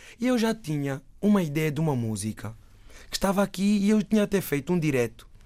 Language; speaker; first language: Portuguese; native; Portuguese